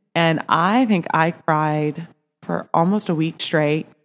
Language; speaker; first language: English; native; English